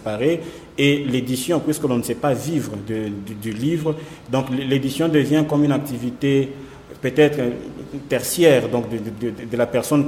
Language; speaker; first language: French; non-native, local second language; Swahili